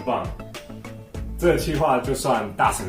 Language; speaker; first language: Chinese; native; Chinese